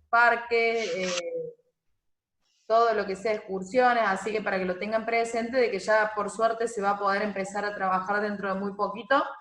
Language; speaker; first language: Spanish; native; Spanish